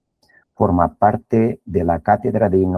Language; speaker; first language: Spanish; native; Spanish